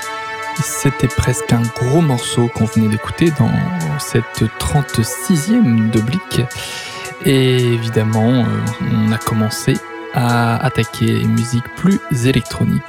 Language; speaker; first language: French; native; French